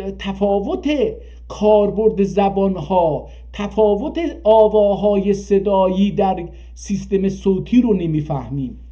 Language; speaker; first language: Persian; non-native, local second language; Azerbaijani